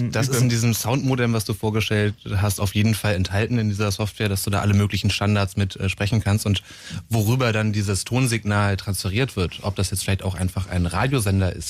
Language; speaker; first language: German; native; German